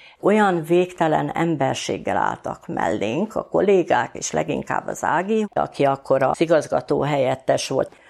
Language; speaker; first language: Hungarian; native; Hungarian